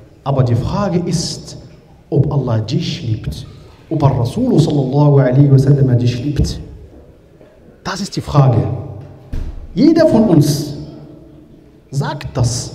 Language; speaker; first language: German; non-native, learner; Arabic